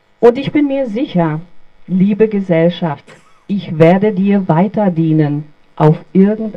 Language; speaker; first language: German; non-native, fluent; Bosnian